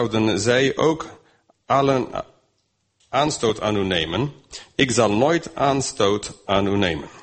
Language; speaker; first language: Dutch; non-native, fluent; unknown